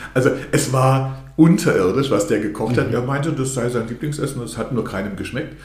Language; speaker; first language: German; early bilingual, other home language; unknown